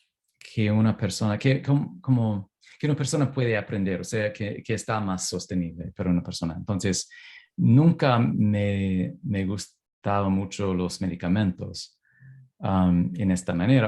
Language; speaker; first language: Spanish; non-native, fluent; English